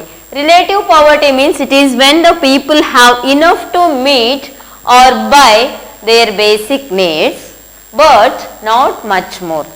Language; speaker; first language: English; non-native, local second language; Kannada